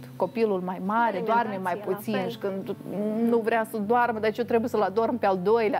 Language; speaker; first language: Romanian; native; Romanian